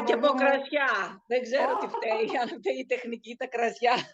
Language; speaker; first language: Greek; native; Greek